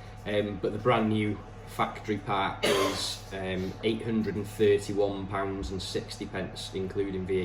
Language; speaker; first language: English; native; English